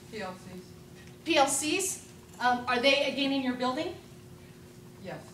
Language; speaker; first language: English; native; English